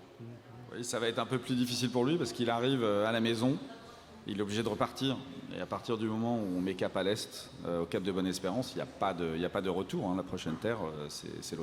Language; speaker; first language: French; native; French